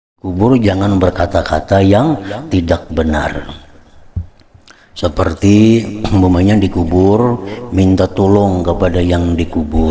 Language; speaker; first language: Indonesian; non-native, local second language; Banjar